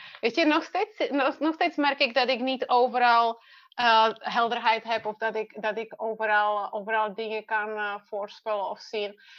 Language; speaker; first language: Dutch; non-native, fluent; Czech